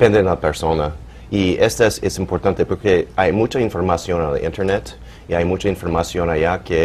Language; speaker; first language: Spanish; early bilingual, heritage; English